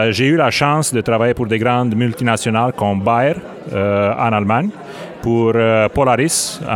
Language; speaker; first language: French; non-native, fluent; Romanian